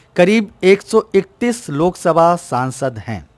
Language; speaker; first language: Hindi; native; Hindi